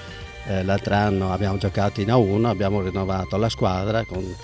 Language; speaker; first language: Italian; native; Italian